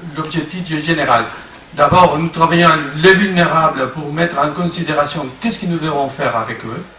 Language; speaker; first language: French; non-native, learner; Spanish